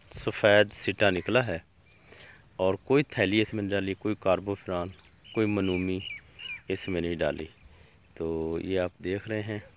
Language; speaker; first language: Urdu; non-native, local second language; Punjabi